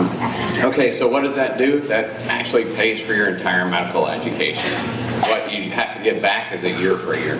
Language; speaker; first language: English; native; English